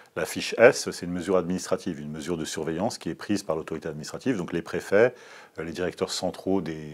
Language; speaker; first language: French; native; French